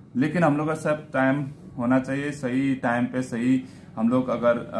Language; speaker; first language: Hindi; non-native, local second language; Nepali